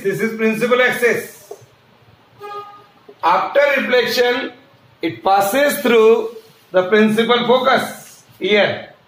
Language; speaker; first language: English; non-native, local second language; Hindi